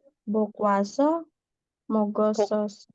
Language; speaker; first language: Korean; non-native, learner; Indonesian